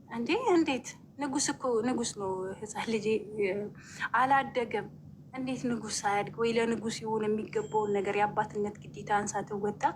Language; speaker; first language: Amharic; native; Amharic